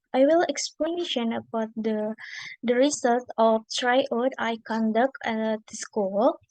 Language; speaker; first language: English; non-native, learner; Indonesian